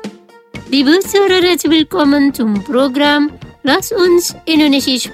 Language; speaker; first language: German; non-native, fluent; Indonesian